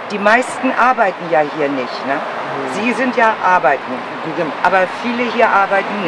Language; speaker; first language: German; native; German